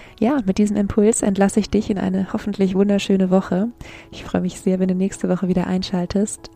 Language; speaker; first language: German; native; German